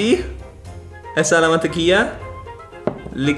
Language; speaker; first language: Spanish; non-native, learner; German